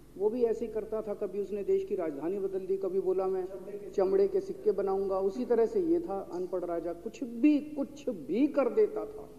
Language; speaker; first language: Hindi; native; Hindi